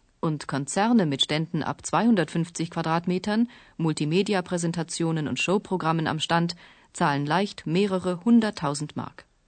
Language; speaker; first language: German; native; German